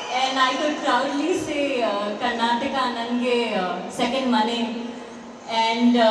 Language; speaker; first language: Kannada; non-native, learner; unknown